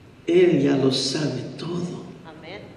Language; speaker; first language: Spanish; early bilingual, heritage; Spanish